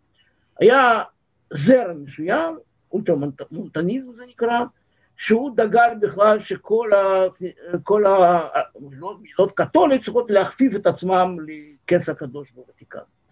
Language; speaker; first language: Hebrew; non-native, fluent; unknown